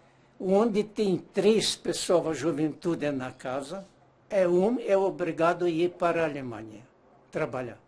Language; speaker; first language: Portuguese; non-native, learner; Ukrainian